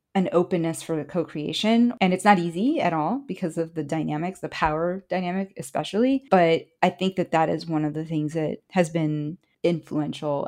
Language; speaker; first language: English; early bilingual, other home language; Spanish